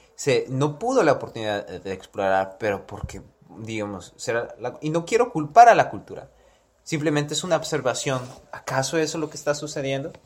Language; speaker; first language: Spanish; early bilingual, heritage; Spanish